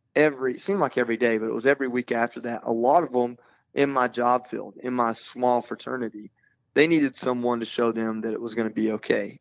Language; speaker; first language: English; native; English